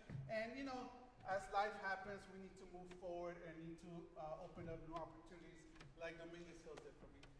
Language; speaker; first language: English; early bilingual, other home language; Spanish